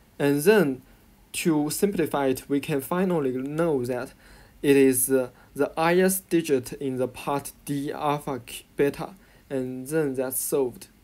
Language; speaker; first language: English; non-native, fluent; Chinese